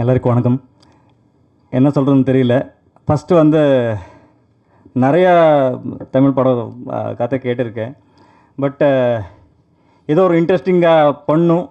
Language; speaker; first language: Tamil; non-native, learner; Kannada